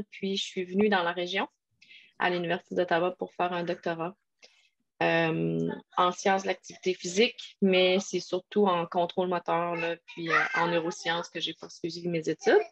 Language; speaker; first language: French; native; French